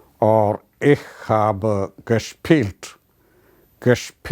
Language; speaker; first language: German; non-native, learner; Malayalam